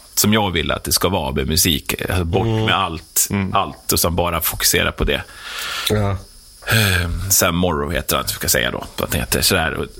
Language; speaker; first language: Swedish; native; Swedish